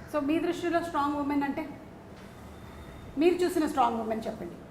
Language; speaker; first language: Telugu; native; Telugu